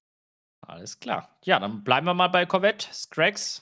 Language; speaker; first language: German; native; German